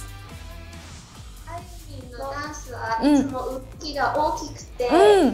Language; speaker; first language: Japanese; non-native, fluent; Cantonese